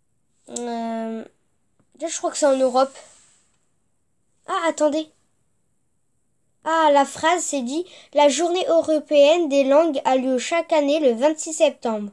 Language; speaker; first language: French; native; French